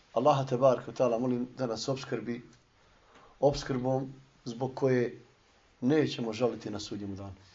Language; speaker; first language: Bosnian; native; Bosnian